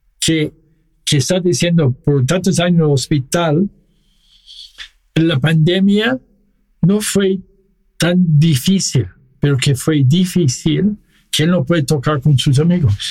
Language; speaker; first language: Spanish; non-native, fluent; English